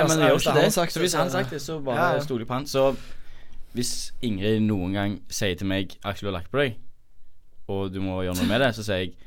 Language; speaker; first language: Norwegian; native; Norwegian